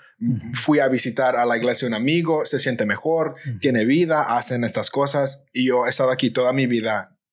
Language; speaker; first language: Spanish; early bilingual, heritage; Spanish